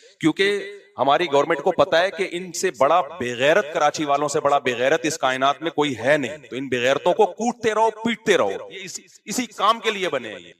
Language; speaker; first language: Urdu; native; Urdu